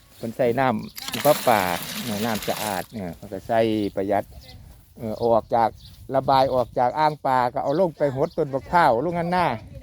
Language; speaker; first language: Thai; native; Thai